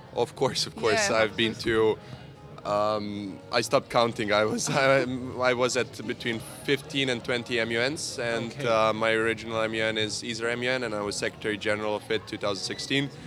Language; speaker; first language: English; non-native, fluent; Serbian